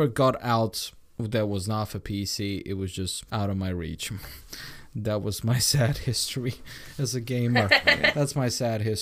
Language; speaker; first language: English; non-native, fluent; Bulgarian